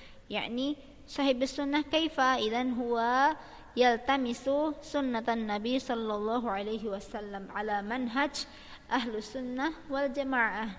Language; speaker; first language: Arabic; non-native, fluent; Malay